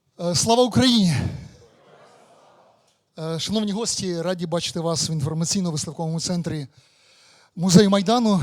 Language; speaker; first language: Ukrainian; native; Ukrainian